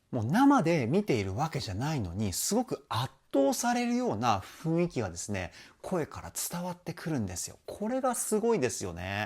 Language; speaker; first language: Japanese; native; Japanese